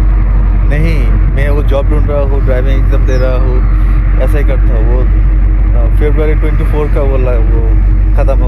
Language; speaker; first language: Hindi; non-native, learner; Bangla